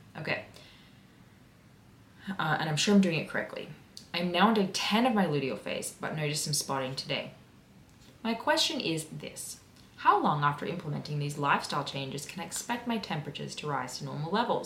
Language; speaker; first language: English; native; English